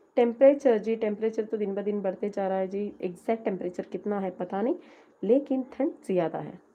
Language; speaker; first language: Hindi; non-native, local second language; Urdu